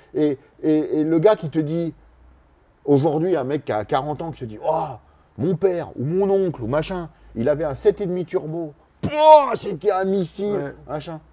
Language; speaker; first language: French; native; French